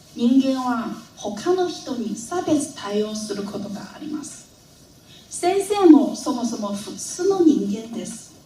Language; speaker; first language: Japanese; non-native, fluent; Vietnamese